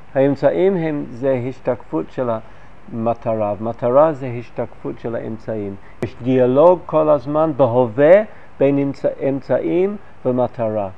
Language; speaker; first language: Hebrew; non-native, fluent; English